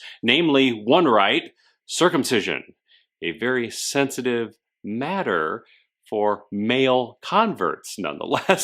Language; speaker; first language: English; native; English